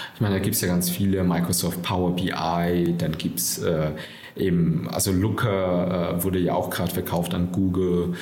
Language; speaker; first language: German; early bilingual, other home language; Vietnamese